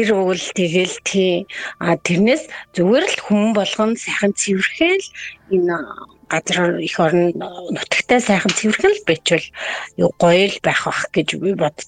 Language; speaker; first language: Mongolian; native; Mongolian